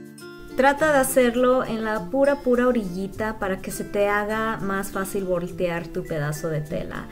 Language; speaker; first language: Spanish; native; Spanish